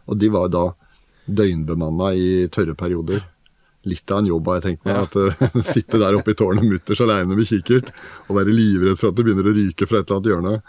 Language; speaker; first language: Norwegian; native; Norwegian